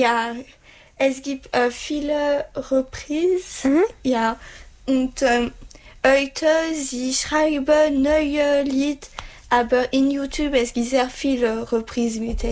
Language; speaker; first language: German; non-native, learner; French